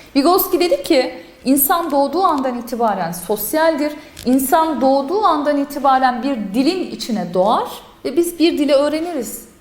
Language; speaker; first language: Turkish; native; Turkish